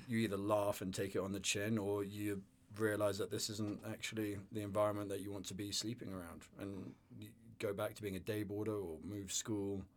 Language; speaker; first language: English; native; English